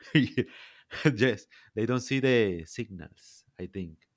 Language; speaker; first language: English; non-native, learner; Spanish